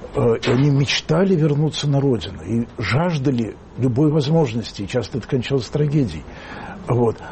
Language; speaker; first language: Russian; native; Russian